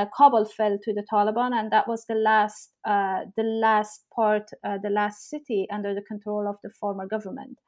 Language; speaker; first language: English; non-native, fluent; Persian